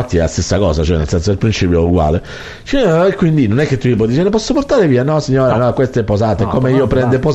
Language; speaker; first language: Italian; native; Italian